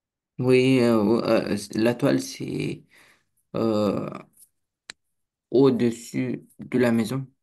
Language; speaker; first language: French; non-native, learner; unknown